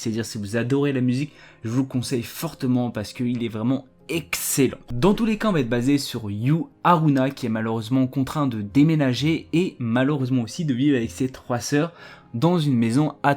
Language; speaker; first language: French; native; French